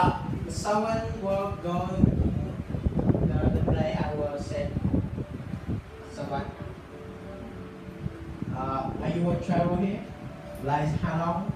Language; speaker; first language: English; non-native, learner; Vietnamese